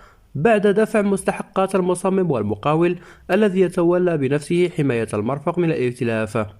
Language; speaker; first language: Arabic; native; Arabic